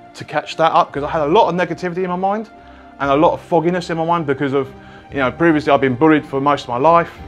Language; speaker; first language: English; native; English